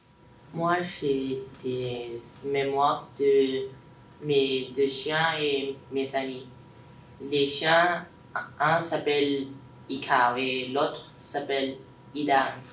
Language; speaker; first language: French; non-native, learner; Thai